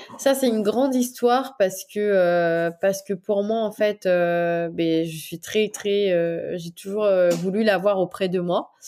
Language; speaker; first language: French; non-native, local second language; Morisyen